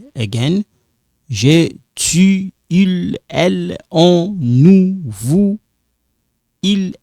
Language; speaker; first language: French; non-native, local second language; Lingala